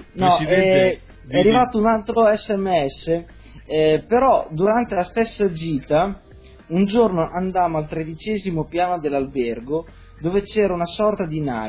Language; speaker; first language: Italian; native; Italian